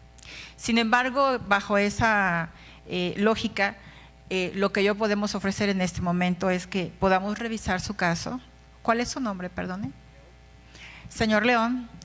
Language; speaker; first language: Spanish; native; Spanish